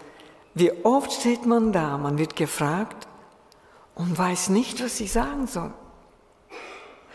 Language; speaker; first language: German; non-native, fluent; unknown